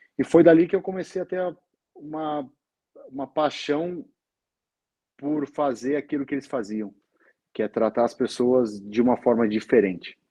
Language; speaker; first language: Portuguese; native; Portuguese